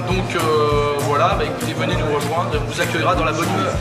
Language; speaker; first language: French; native; French